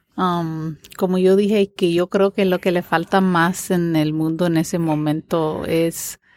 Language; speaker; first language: Spanish; non-native, fluent; English